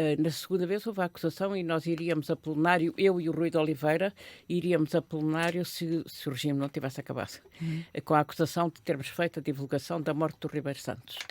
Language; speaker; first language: Portuguese; native; Portuguese